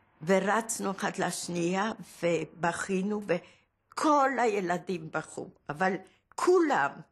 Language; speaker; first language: Hebrew; early bilingual, other home language; Polish